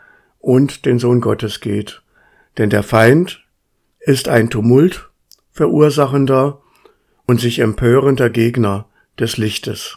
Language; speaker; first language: German; native; German